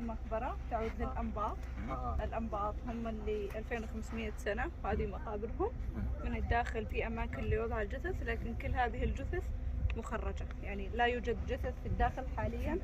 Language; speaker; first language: Arabic; native; Arabic